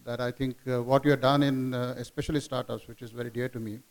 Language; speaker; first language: English; non-native, local second language; Marathi